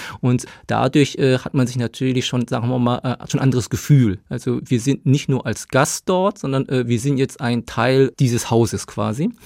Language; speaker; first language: German; early bilingual, other home language; Korean